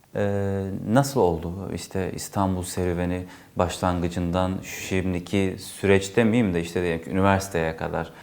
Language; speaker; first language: Turkish; native; Turkish